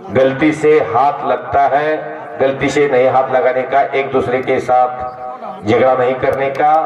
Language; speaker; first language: Hindi; non-native, local second language; Marathi